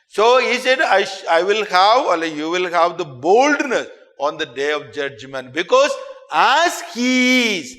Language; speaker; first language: English; non-native, local second language; Malayalam